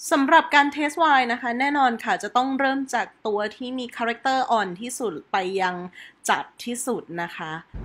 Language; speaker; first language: Thai; native; Thai